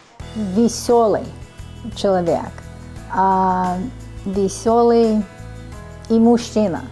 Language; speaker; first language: Russian; early bilingual, heritage; Russian